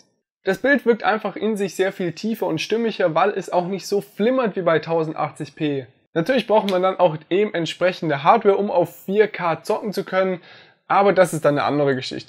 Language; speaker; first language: German; native; German